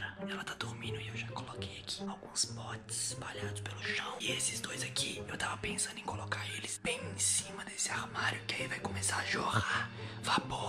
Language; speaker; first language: Portuguese; native; Portuguese